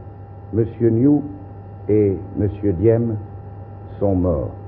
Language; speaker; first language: French; native; French